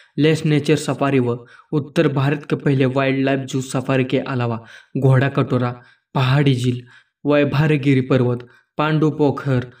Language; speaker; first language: Hindi; non-native, local second language; Marathi